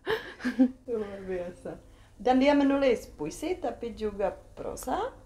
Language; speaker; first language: Indonesian; non-native, fluent; Czech